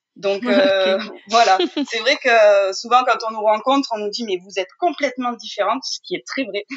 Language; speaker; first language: French; native; French